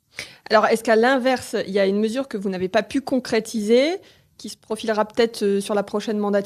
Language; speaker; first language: French; native; French